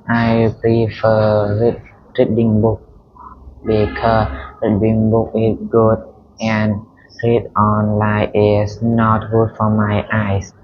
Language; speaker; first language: English; non-native, learner; Vietnamese